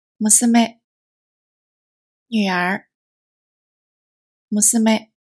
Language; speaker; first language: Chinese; native; Chinese